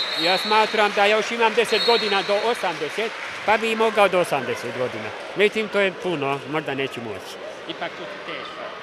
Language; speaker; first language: Bosnian; non-native, local second language; Hungarian